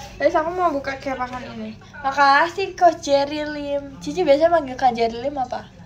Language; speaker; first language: Indonesian; native; Indonesian